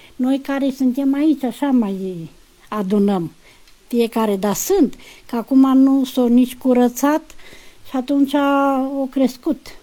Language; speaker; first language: Romanian; native; Romanian